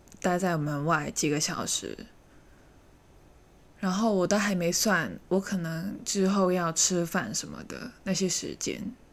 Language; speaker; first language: Chinese; native; Chinese